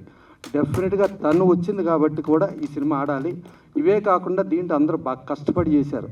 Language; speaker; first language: Telugu; native; Telugu